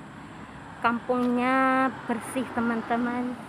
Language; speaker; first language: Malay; non-native, local second language; Javanese